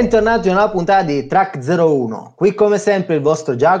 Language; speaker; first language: Italian; native; Italian